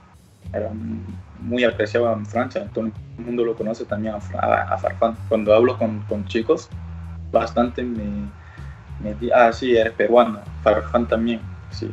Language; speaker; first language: Spanish; early bilingual, other home language; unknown